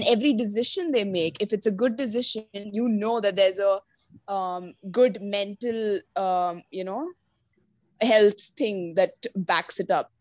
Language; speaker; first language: English; non-native, local second language; Malayalam